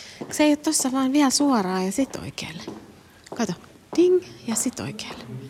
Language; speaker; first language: Finnish; native; Finnish